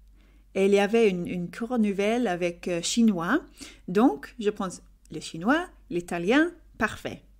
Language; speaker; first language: French; non-native, learner; English